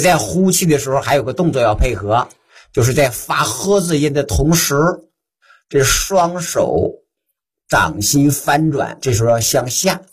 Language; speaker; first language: Chinese; native; Chinese